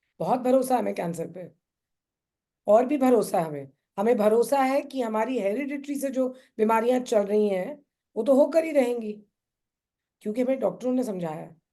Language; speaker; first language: Hindi; native; Hindi